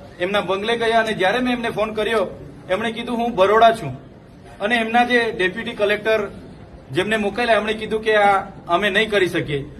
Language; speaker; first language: Gujarati; non-native, local second language; Vasavi